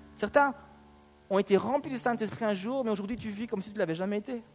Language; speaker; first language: French; native; French